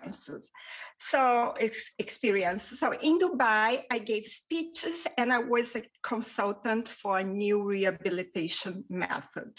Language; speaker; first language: English; non-native, fluent; Portuguese